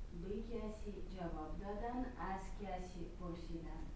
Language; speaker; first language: Persian; non-native, fluent; Russian